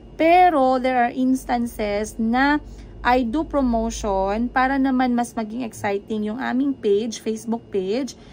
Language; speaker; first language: Filipino; native; Filipino